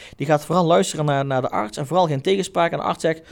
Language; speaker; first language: Dutch; early bilingual, other home language; Turkish